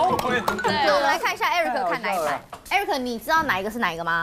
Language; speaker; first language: Chinese; native; Chinese